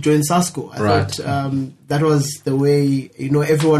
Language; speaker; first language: English; non-native, local second language; Northern Sotho